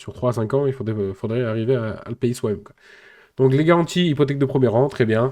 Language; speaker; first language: French; native; French